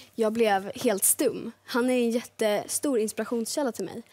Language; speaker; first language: Swedish; native; Swedish